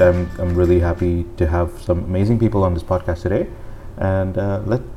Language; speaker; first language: English; non-native, local second language; Urdu